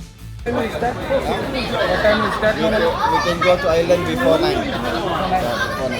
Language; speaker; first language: English; non-native, local second language; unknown